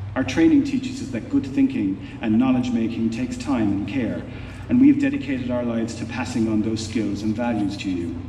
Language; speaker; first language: English; native; English